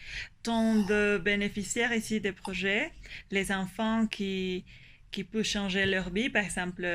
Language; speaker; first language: French; non-native, fluent; Spanish